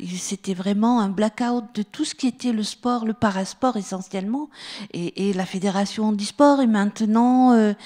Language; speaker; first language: French; native; French